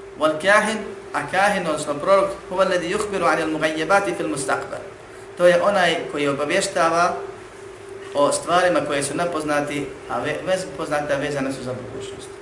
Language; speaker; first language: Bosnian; native; Bosnian